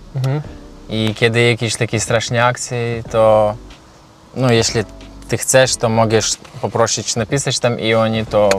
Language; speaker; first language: Polish; non-native, learner; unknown